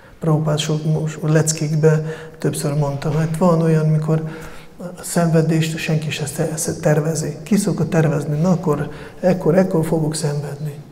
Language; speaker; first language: Hungarian; non-native, fluent; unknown